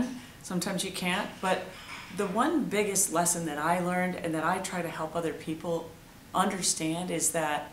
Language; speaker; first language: English; native; English